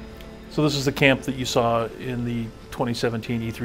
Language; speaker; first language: English; native; English